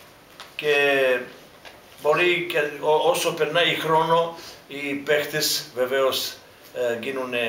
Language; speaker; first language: Greek; non-native, fluent; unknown